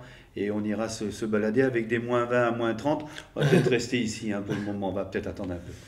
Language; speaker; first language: French; native; French